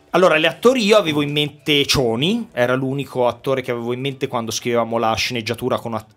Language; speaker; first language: Italian; native; Italian